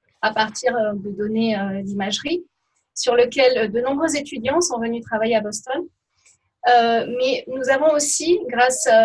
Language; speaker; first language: French; native; French